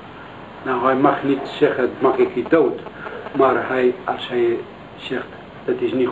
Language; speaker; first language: Dutch; non-native, learner; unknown